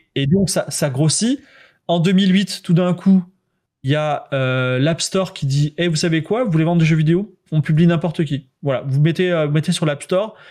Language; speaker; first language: French; native; French